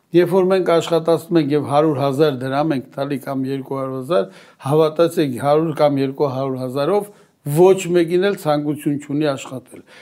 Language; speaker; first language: Armenian; native; Armenian